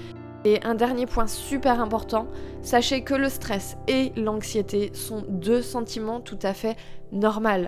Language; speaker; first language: French; native; French